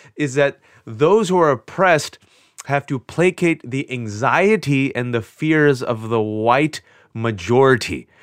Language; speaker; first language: English; native; English